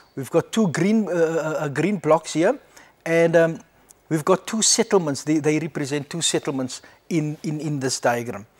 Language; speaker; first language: English; non-native, local second language; Afrikaans